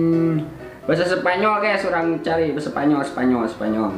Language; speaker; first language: Indonesian; non-native, local second language; Sundanese